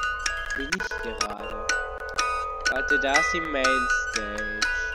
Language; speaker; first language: German; native; German